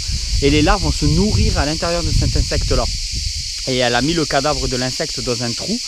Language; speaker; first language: French; native; French